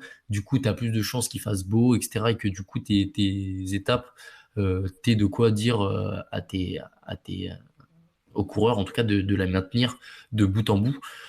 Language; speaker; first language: French; native; French